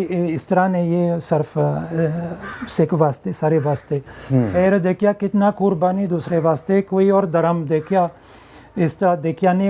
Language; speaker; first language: Punjabi; non-native, learner; French